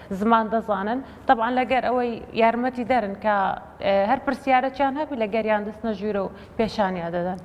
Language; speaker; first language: Central Kurdish; non-native, local second language; Kurdish